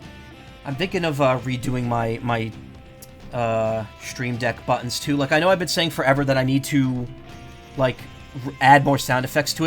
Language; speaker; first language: English; native; English